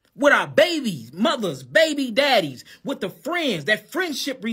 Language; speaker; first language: English; native; English